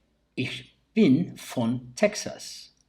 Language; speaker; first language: German; early bilingual, heritage; English